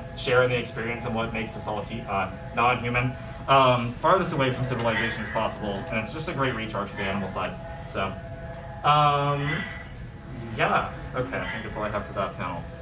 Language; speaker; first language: English; native; English